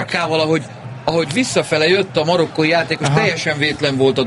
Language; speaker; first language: Hungarian; native; Hungarian